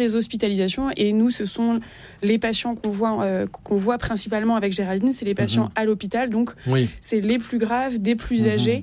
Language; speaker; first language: French; native; French